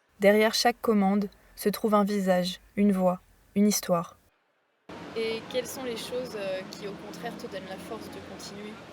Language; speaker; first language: French; native; French